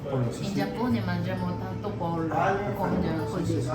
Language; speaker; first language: Italian; non-native, learner; Japanese